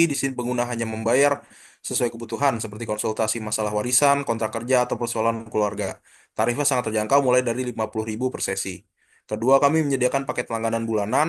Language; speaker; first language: Indonesian; native; Indonesian